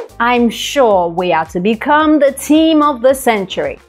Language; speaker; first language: English; non-native, fluent; Russian